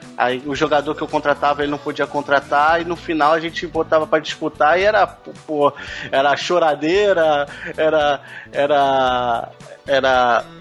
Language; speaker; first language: Portuguese; native; Portuguese